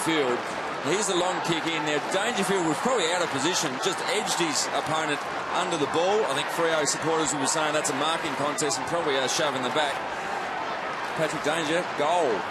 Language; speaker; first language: English; native; English